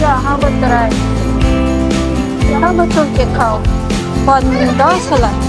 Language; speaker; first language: German; non-native, learner; Thai